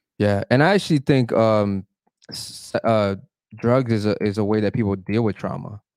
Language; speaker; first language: English; early bilingual, other home language; Spanish